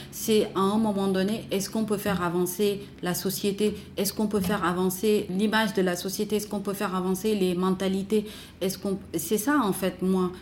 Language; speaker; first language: French; non-native, local second language; Wolof